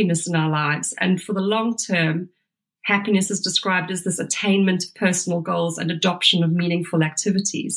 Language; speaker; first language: English; native; English